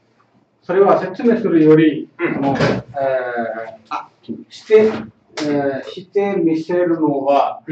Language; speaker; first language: Japanese; non-native, learner; Tamil